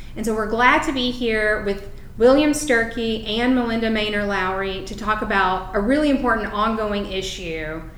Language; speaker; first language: English; native; English